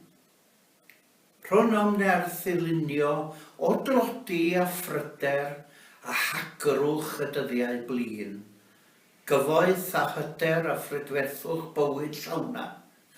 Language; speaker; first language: Welsh; native; Welsh